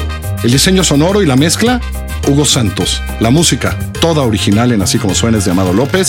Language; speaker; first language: Spanish; native; Spanish